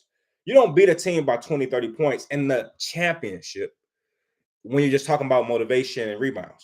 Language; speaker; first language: English; native; English